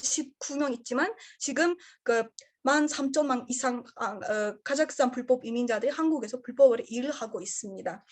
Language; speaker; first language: Korean; non-native, learner; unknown